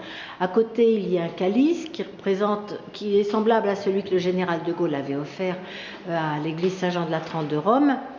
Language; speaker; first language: French; native; French